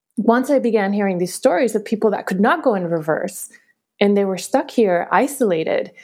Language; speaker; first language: English; early bilingual, other home language; Spanish